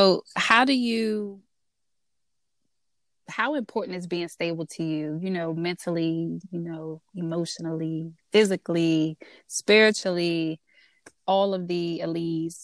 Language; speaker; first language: English; native; English